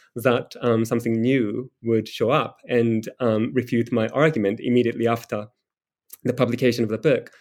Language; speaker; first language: English; non-native, fluent; Japanese